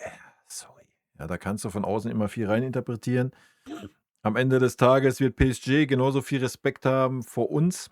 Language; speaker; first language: German; native; German